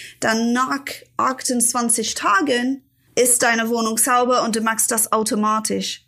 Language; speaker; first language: German; non-native, fluent; English